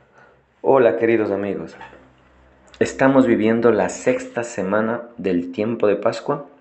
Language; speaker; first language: Spanish; non-native, fluent; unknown